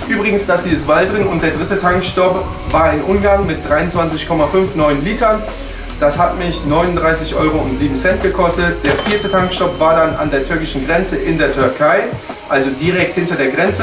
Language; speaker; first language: German; native; German